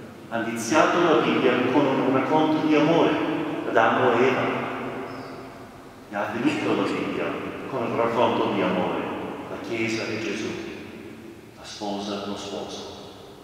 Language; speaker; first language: Italian; non-native, fluent; English